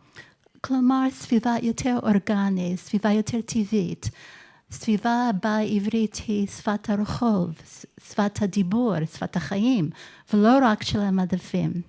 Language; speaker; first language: Hebrew; non-native, fluent; English